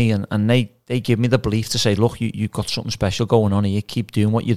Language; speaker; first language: English; native; English